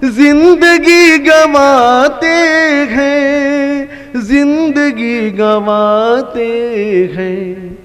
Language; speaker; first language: Urdu; native; Urdu